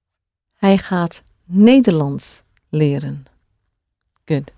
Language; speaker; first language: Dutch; non-native, fluent; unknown